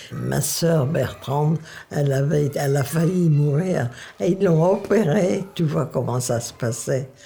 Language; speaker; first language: French; non-native, local second language; Dutch